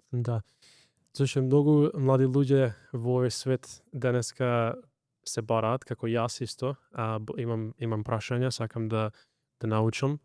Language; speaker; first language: Macedonian; early bilingual, heritage; Macedonian